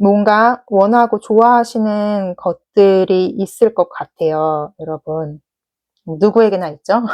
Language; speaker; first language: Korean; native; Korean